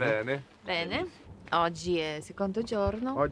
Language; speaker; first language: Italian; non-native, learner; Serbian